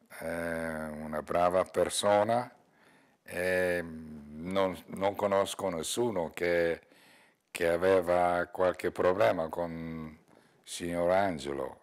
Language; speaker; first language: Italian; non-native, learner; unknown